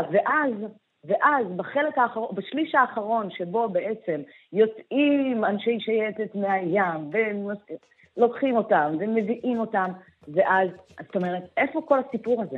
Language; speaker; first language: Hebrew; early bilingual, other home language; Amharic